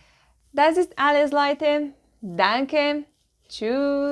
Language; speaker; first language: German; non-native, fluent; Portuguese